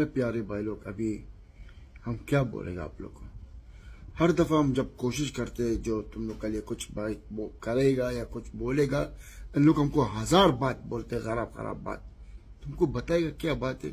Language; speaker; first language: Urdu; non-native, learner; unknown